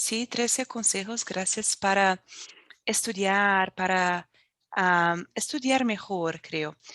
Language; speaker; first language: Spanish; non-native, fluent; Portuguese